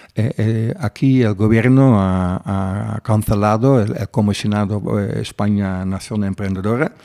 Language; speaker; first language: Spanish; non-native, fluent; Dutch